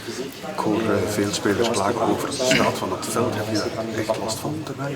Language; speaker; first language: Dutch; native; Dutch